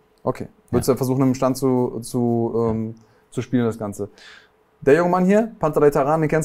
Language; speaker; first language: German; native; German